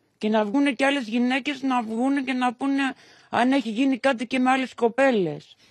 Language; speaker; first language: Greek; native; Greek